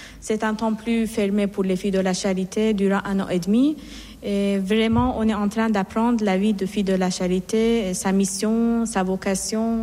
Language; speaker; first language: French; non-native, fluent; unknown